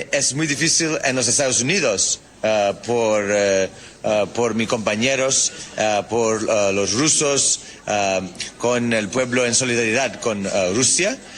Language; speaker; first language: Spanish; non-native, learner; English